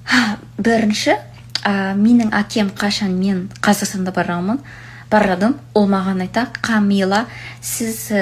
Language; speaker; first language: Kazakh; non-native, learner; English